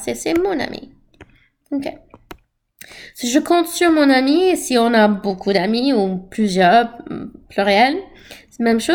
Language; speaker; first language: French; non-native, fluent; English